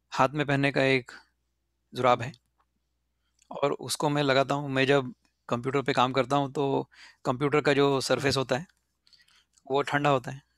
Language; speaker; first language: Hindi; native; Hindi